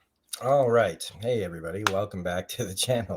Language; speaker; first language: English; native; English